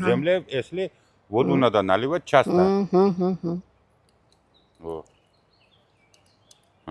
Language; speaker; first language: Russian; non-native, local second language; Georgian